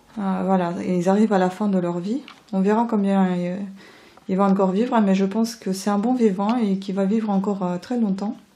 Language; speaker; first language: French; non-native, fluent; Ukrainian